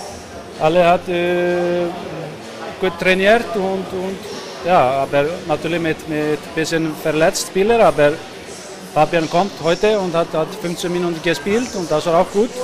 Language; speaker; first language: German; non-native, learner; Icelandic